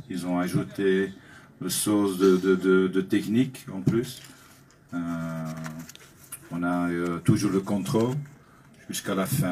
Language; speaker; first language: French; non-native, learner; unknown